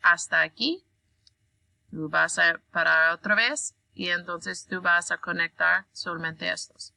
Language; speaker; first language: Spanish; non-native, learner; English